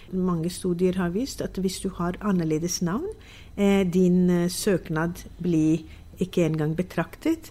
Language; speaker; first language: Norwegian; non-native, fluent; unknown